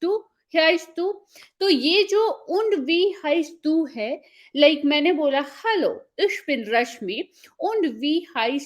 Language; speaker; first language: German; non-native, fluent; Hindi